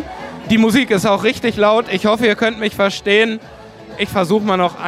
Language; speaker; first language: German; native; German